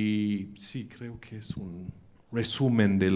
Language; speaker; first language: Spanish; non-native, fluent; English